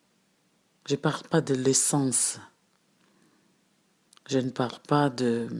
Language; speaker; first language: French; non-native, fluent; Portuguese